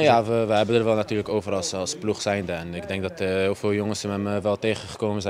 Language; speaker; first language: Dutch; native; Dutch